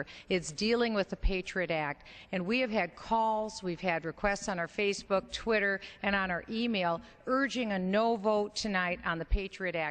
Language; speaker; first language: English; native; English